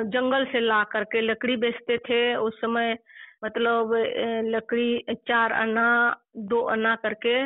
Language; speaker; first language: Hindi; non-native, local second language; Santali